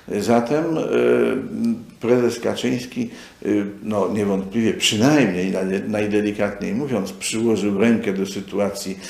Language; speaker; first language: Polish; native; Polish